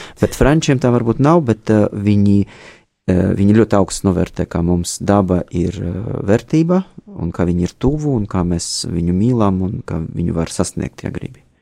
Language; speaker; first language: Latvian; non-native, fluent; Russian